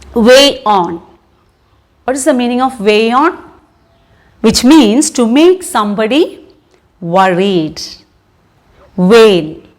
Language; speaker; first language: English; non-native, local second language; Malayalam